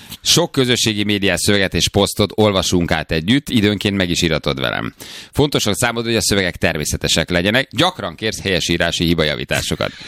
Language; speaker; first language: Hungarian; native; Hungarian